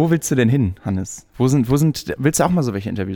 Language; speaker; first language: German; native; German